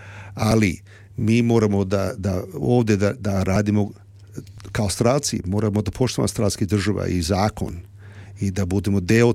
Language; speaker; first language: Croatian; early bilingual, heritage; Serbian